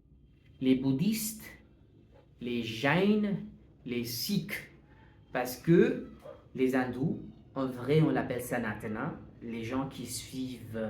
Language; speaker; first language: French; non-native, fluent; Hindi